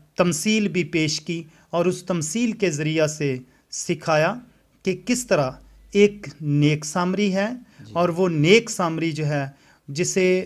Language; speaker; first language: Urdu; non-native, local second language; Punjabi